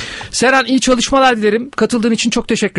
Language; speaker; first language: Turkish; native; Turkish